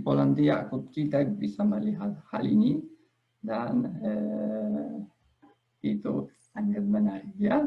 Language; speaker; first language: Indonesian; non-native, fluent; Polish